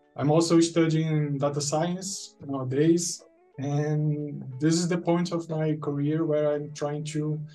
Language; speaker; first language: English; non-native, fluent; Portuguese